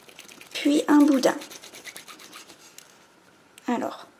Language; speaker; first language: French; native; French